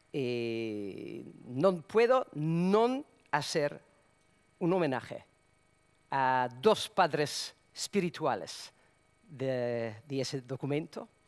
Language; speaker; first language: Spanish; non-native, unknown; Serbian